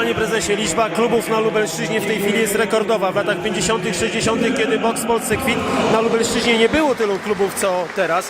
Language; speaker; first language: Polish; native; Polish